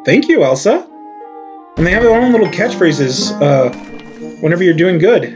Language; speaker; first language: English; native; English